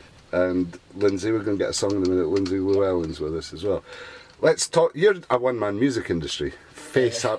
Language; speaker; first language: English; native; English